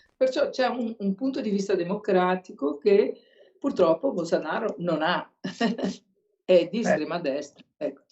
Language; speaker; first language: Italian; non-native, fluent; Portuguese